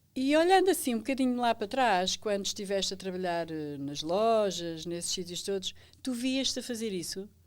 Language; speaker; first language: Portuguese; native; Portuguese